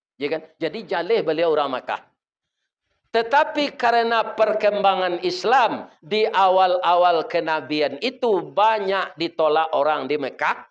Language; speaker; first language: Malay; non-native, local second language; Minangkabau